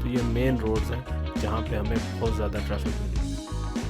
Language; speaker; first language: Hindi; native; Hindi